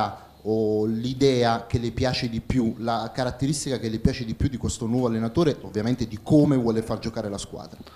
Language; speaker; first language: Italian; native; Italian